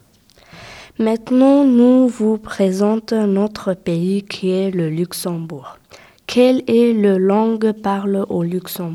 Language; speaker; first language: French; non-native, local second language; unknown